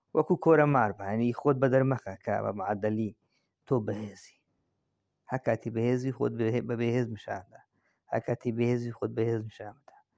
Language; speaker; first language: Central Kurdish; native; Central Kurdish